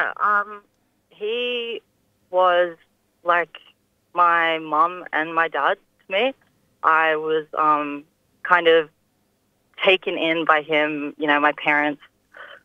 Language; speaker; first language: English; native; English